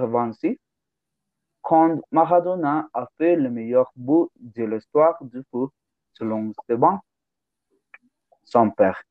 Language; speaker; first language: French; non-native, learner; Spanish